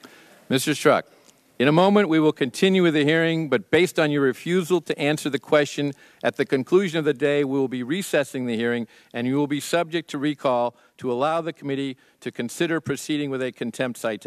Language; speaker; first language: English; native; English